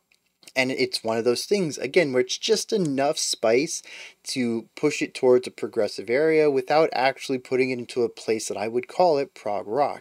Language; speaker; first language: English; native; English